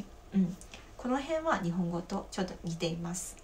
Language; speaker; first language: Japanese; non-native, fluent; Chinese